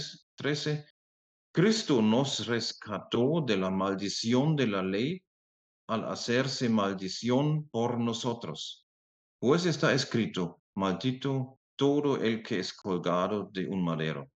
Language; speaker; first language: Spanish; non-native, fluent; German